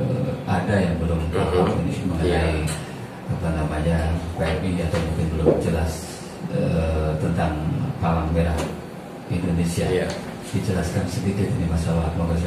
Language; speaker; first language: Indonesian; native; Indonesian